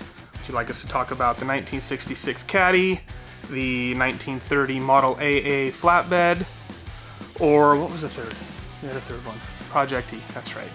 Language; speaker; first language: English; native; English